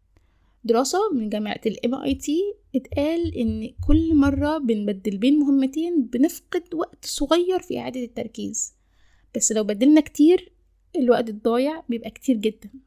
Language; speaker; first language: Arabic; native; Arabic